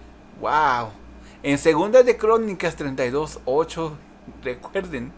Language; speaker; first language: Spanish; early bilingual, heritage; Spanish